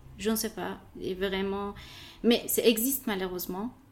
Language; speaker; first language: French; non-native, learner; Persian